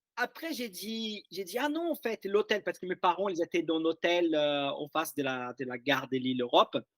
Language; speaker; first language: French; non-native, fluent; Portuguese